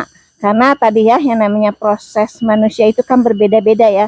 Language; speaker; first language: Indonesian; native; Indonesian